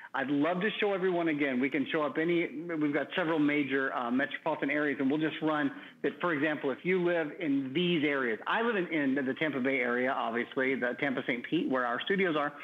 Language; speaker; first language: English; native; English